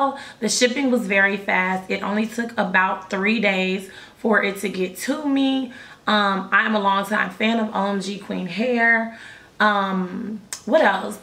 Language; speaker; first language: English; native; English